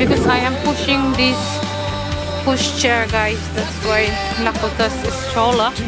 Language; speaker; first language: English; non-native, local second language; Filipino